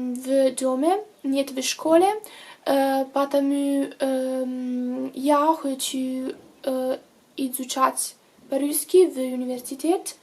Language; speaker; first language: Russian; non-native, learner; Italian